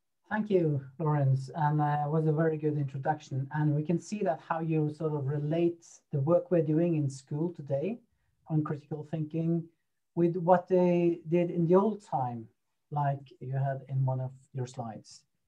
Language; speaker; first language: English; non-native, fluent; Norwegian